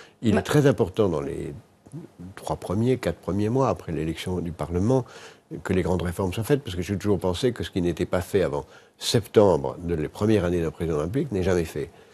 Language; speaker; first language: French; native; French